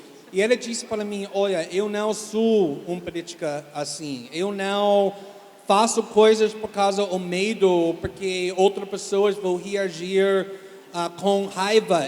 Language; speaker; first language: Portuguese; non-native, fluent; English